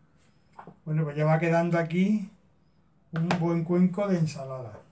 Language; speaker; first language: Spanish; native; Spanish